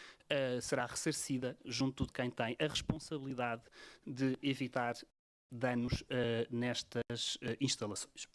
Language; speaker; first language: Portuguese; native; Portuguese